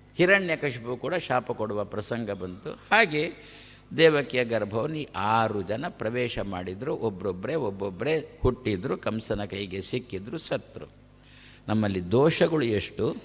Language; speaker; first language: Kannada; non-native, local second language; Tulu